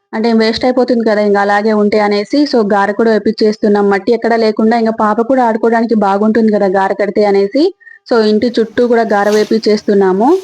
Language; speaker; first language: Telugu; native; Telugu